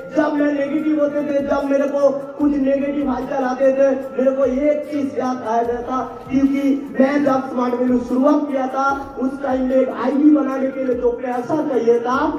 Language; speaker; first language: Hindi; non-native, local second language; Bangla